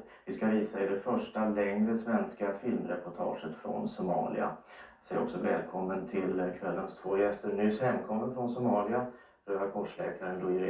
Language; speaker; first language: Swedish; native; Swedish